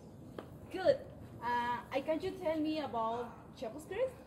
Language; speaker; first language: English; non-native, learner; Spanish